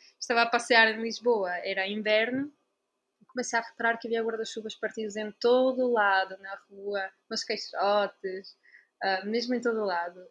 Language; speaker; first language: Portuguese; non-native, fluent; Italian